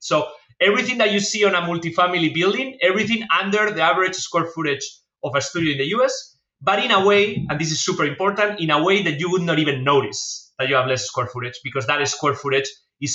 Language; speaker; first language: English; non-native, fluent; Spanish